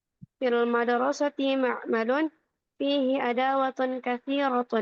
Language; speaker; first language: Arabic; non-native, learner; Indonesian